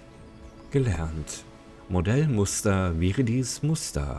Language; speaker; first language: German; native; German